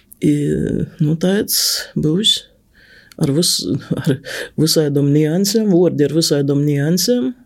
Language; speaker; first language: Latvian; native; Latvian